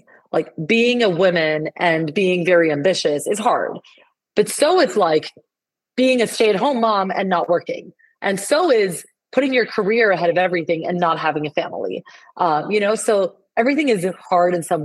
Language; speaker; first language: English; non-native, fluent; Spanish